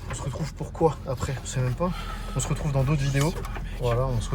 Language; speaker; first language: French; native; French